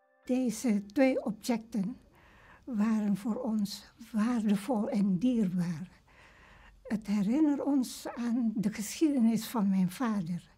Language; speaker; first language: Dutch; early bilingual, other home language; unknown